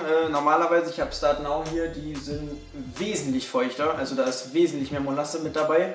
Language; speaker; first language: German; native; German